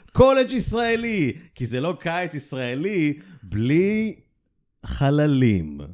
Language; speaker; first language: Hebrew; native; Hebrew